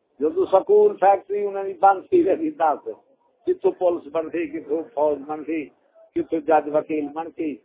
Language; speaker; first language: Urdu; non-native, local second language; Punjabi